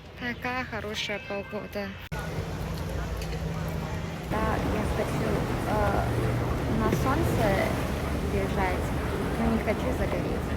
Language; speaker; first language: Russian; non-native, fluent; Korean